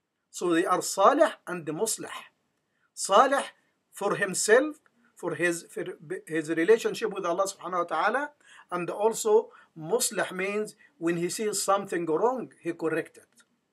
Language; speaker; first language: English; non-native, fluent; Arabic